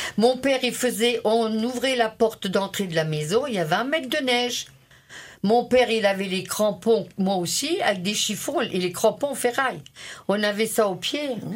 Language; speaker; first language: French; early bilingual, other home language; Italian